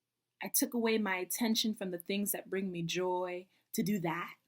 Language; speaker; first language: English; native; English